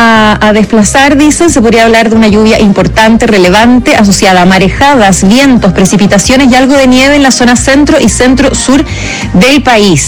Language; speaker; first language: Spanish; native; Spanish